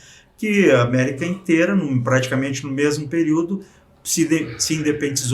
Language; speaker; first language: Portuguese; native; Portuguese